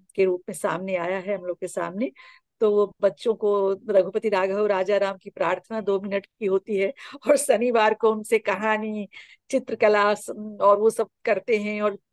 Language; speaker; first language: Hindi; native; Hindi